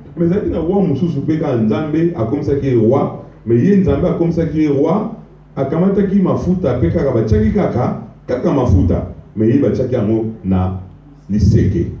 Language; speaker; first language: Lingala; non-native, local second language; Swahili